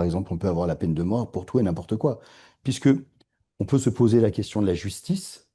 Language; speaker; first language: French; non-native, fluent; Persian